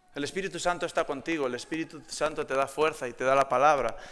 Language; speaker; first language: Spanish; native; Spanish